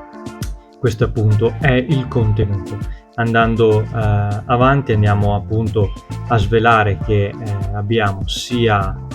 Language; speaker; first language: Italian; native; Italian